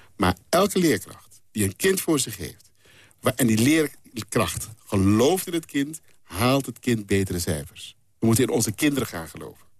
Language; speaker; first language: Dutch; non-native, local second language; Papiamento